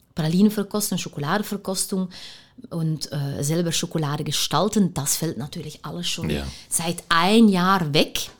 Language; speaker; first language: German; non-native, fluent; Dutch